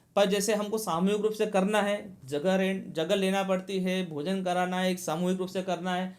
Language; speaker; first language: Hindi; native; Hindi